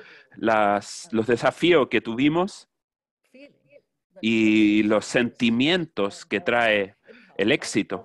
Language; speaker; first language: Spanish; non-native, fluent; English